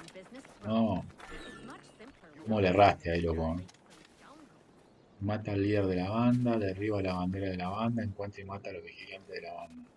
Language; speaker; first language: Spanish; native; Spanish